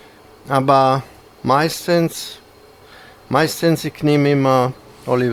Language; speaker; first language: German; non-native, fluent; Italian